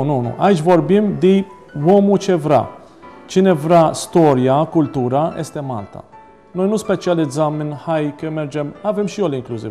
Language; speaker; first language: Romanian; non-native, learner; Maltese